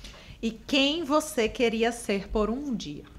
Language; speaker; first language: Portuguese; native; Portuguese